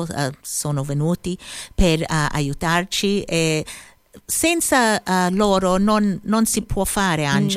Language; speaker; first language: Italian; early bilingual, heritage; Italian